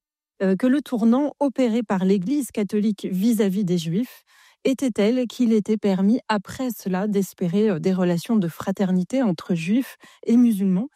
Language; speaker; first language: French; native; French